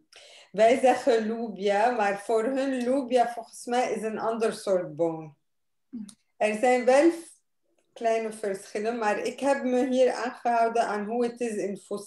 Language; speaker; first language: Dutch; non-native, fluent; Arabic